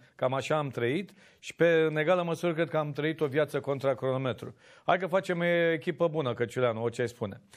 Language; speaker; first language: Romanian; native; Romanian